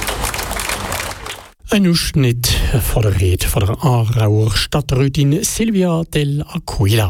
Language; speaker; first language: German; native; German